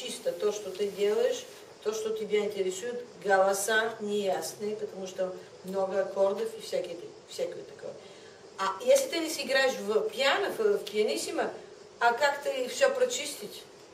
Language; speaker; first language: Russian; non-native, fluent; Bulgarian